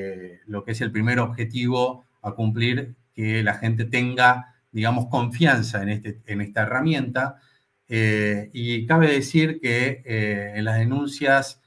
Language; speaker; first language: Spanish; native; Spanish